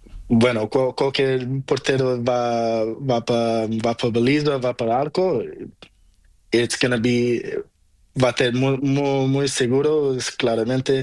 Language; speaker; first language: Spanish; non-native, learner; Portuguese